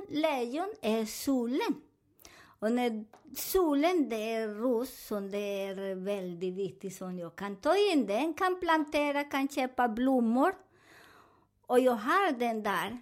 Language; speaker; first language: Swedish; non-native, learner; Spanish